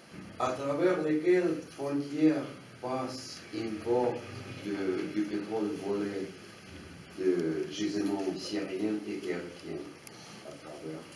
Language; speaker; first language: French; non-native, fluent; Russian